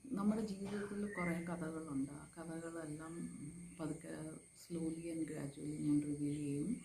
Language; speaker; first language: Malayalam; early bilingual, heritage; Malayalam